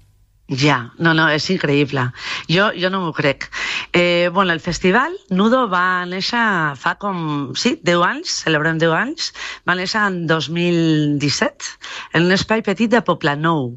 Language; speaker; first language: Catalan; non-native, local second language; Spanish